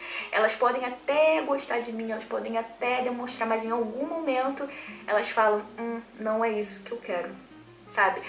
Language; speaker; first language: Portuguese; native; Portuguese